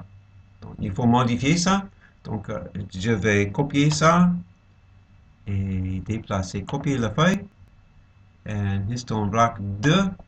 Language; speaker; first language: French; non-native, fluent; English